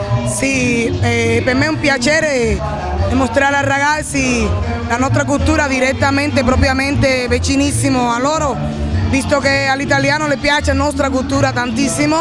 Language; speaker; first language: Italian; non-native, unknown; Spanish